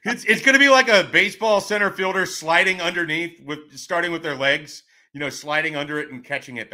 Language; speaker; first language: English; native; English